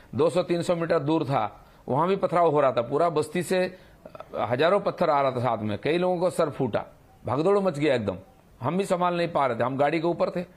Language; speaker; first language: Hindi; non-native, local second language; Bangla